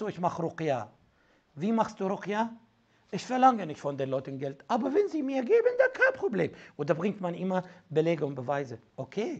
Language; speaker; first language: German; non-native, fluent; Arabic